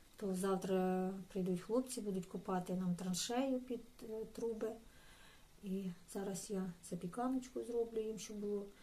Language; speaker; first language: Ukrainian; non-native, local second language; Russian